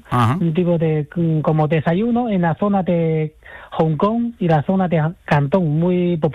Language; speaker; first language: Spanish; non-native, fluent; Chinese